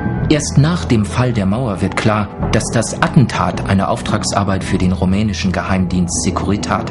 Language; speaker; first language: German; native; German